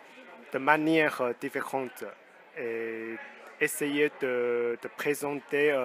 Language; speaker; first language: French; non-native, fluent; Chinese